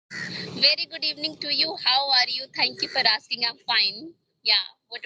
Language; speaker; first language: English; non-native, learner; Hindi